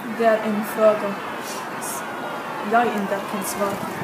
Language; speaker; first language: Swedish; non-native, learner; Danish